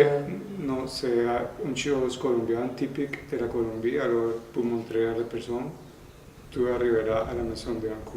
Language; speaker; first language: French; non-native, fluent; Spanish